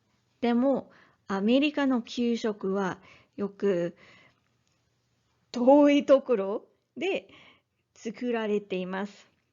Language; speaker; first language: Japanese; non-native, learner; English